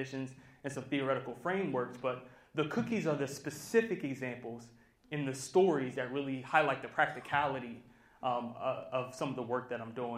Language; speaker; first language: English; native; English